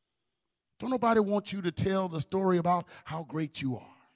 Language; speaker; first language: English; native; English